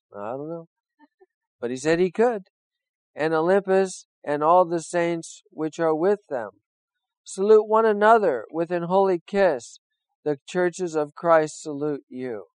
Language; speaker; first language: English; native; English